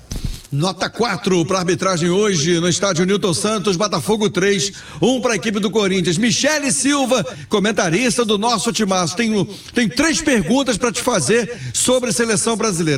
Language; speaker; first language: Portuguese; native; Portuguese